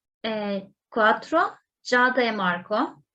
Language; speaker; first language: Italian; non-native, learner; Turkish